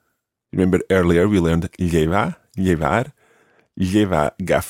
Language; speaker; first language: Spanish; non-native, fluent; English